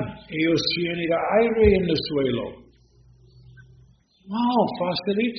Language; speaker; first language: Spanish; non-native, learner; English